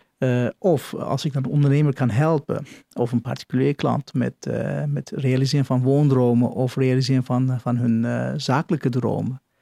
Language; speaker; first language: Dutch; non-native, fluent; Turkish